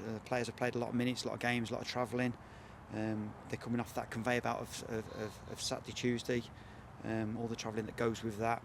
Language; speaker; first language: English; native; English